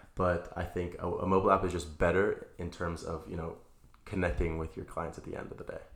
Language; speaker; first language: English; native; English